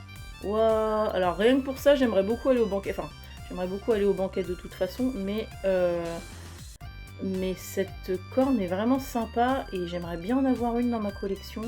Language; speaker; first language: French; native; French